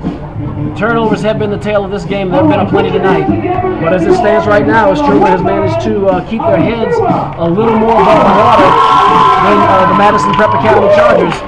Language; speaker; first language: English; native; English